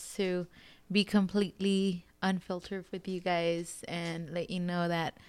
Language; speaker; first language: English; early bilingual, other home language; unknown